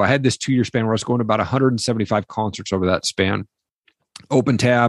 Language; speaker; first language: English; native; English